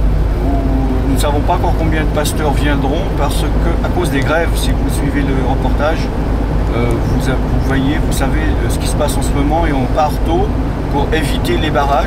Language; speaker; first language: French; native; French